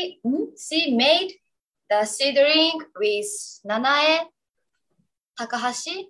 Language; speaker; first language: English; non-native, learner; Japanese